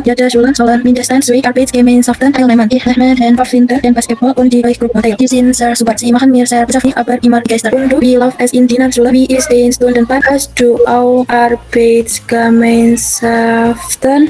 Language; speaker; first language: German; non-native, learner; Indonesian